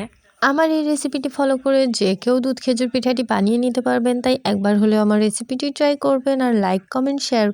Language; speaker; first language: Bangla; native; Bangla